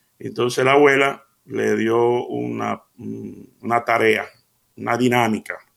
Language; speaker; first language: Spanish; early bilingual, heritage; Spanish